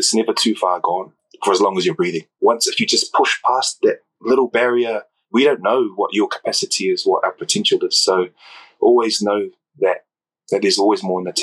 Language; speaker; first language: English; native; English